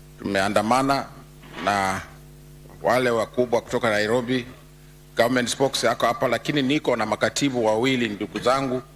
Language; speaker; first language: Swahili; non-native, local second language; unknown